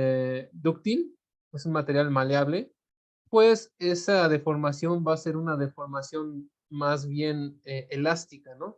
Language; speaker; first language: Spanish; native; Spanish